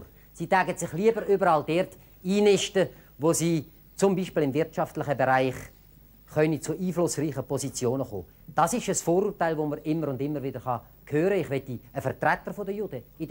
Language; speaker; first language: German; native; German